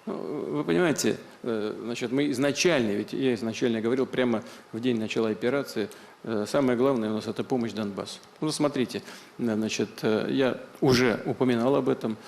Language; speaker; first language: Russian; native; Russian